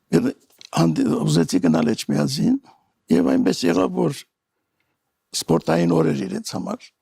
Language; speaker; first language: Armenian; native; Armenian